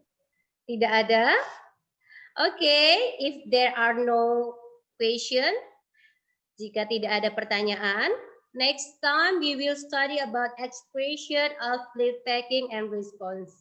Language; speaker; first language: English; non-native, learner; Indonesian